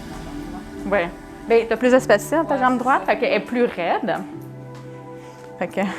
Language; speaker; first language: French; native; French